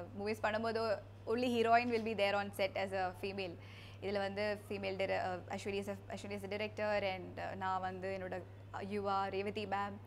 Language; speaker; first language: Tamil; non-native, local second language; Malayalam